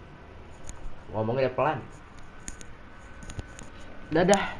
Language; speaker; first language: Indonesian; native; Indonesian